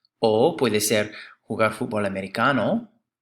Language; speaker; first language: Spanish; non-native, fluent; English